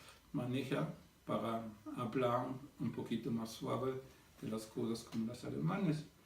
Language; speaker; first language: Spanish; non-native, fluent; German